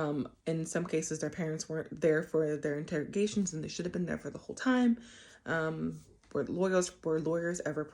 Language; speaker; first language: English; native; English